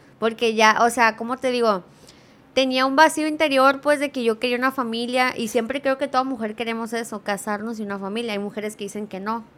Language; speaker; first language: Spanish; early bilingual, heritage; Spanish